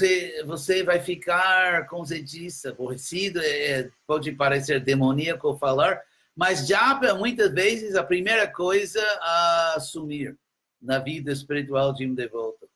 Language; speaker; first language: Portuguese; non-native, fluent; English